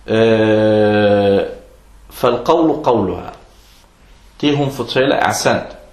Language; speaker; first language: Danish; non-native, fluent; Arabic